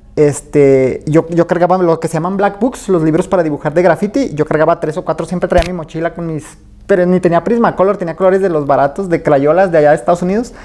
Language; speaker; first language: Spanish; native; Spanish